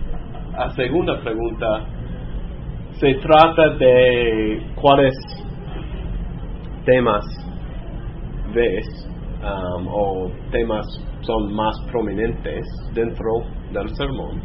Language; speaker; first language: Spanish; non-native, fluent; English